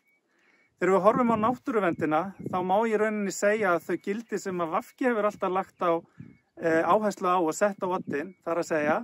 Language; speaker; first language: Icelandic; native; Icelandic